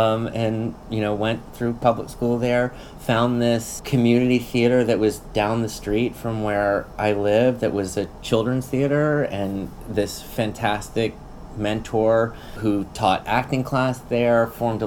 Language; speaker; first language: English; native; English